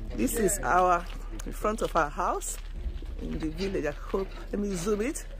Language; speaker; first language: English; non-native, local second language; Igbo